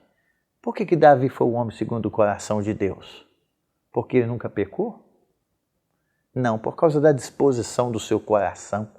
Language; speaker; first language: Portuguese; native; Portuguese